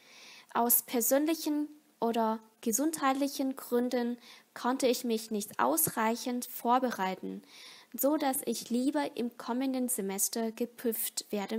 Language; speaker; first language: German; non-native, fluent; Vietnamese